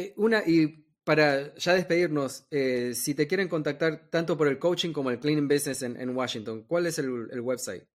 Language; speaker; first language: Spanish; native; Spanish